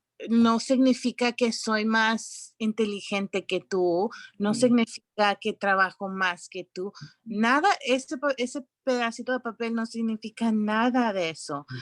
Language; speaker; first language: Spanish; early bilingual, heritage; Spanish